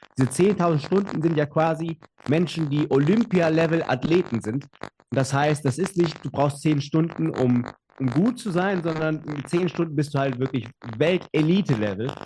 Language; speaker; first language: German; native; German